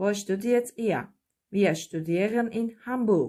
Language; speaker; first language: German; non-native, fluent; Turkish